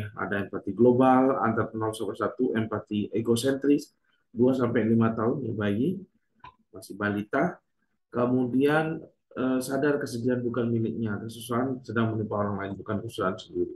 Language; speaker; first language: Indonesian; native; Indonesian